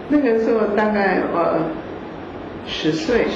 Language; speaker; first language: Chinese; non-native, fluent; German